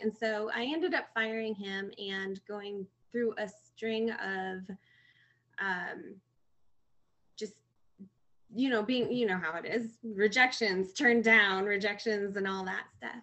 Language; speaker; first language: English; native; English